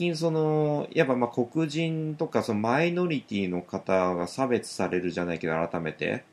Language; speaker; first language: Japanese; native; Japanese